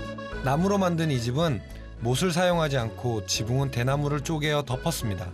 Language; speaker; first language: Korean; native; Korean